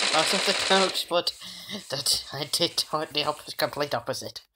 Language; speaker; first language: English; native; English